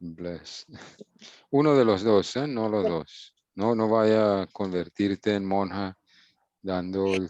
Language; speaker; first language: Spanish; non-native, fluent; English